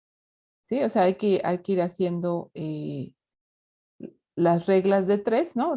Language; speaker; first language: Spanish; native; Spanish